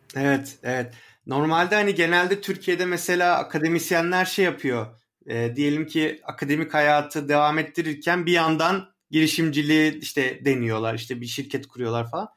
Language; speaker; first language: Turkish; native; Turkish